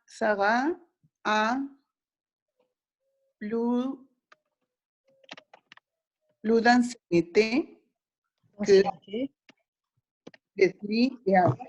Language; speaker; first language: French; non-native, learner; Spanish